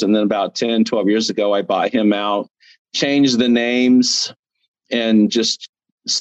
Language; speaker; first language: English; native; English